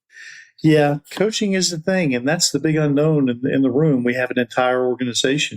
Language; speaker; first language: English; native; English